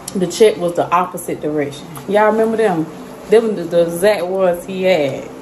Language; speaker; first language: English; native; English